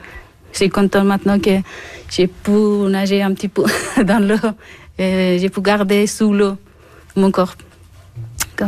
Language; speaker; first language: French; non-native, learner; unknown